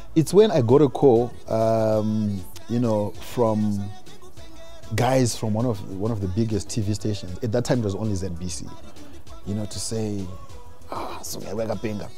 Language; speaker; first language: English; non-native, local second language; Shona